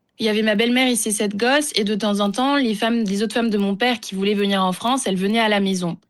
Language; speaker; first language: French; early bilingual, other home language; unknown